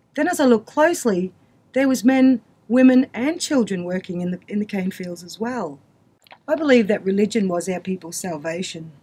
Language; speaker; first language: English; native; English